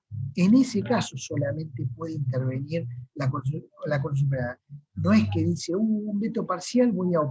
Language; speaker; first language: Spanish; native; Spanish